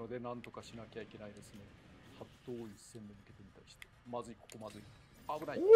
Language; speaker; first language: Japanese; native; Japanese